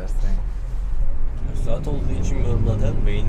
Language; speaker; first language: Turkish; native; Turkish